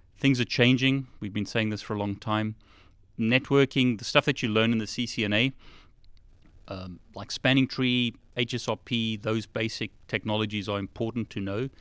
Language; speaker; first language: English; native; English